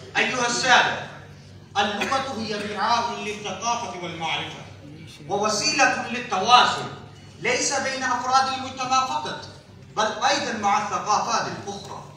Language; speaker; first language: Arabic; non-native, fluent; Urdu